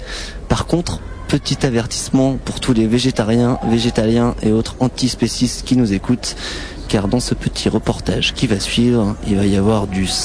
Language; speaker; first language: French; native; French